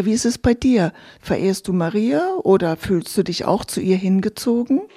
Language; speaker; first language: German; native; German